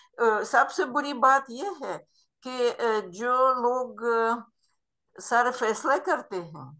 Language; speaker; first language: Hindi; non-native, fluent; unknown